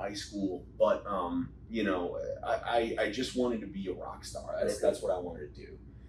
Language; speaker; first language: English; native; English